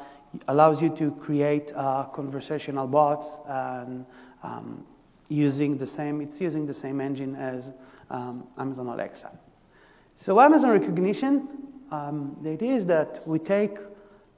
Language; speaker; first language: English; non-native, fluent; Hebrew